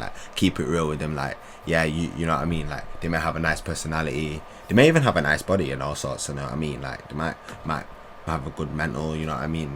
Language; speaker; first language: English; native; English